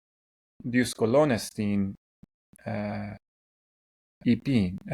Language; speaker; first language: Greek; non-native, learner; English